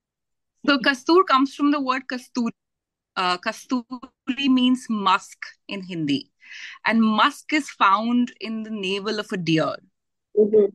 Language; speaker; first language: English; non-native, local second language; Hindi